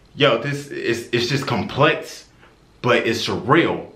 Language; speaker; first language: English; native; English